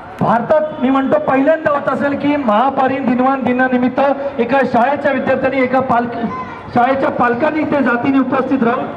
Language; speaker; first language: Marathi; non-native, local second language; Hindi